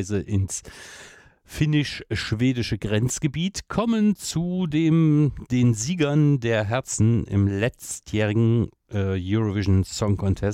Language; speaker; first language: German; native; German